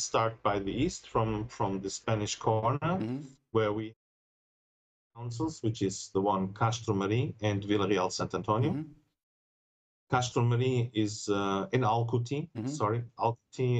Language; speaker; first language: English; non-native, fluent; German